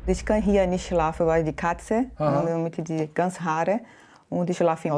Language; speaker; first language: German; non-native, learner; Portuguese